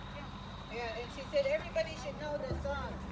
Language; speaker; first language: English; native; English